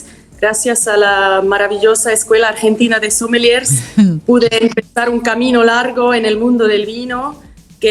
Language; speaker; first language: Spanish; non-native, fluent; German